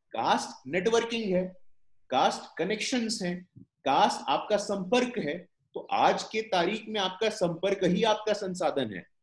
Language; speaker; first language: Hindi; native; Hindi